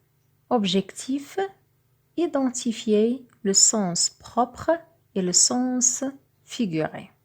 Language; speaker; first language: French; non-native, local second language; Arabic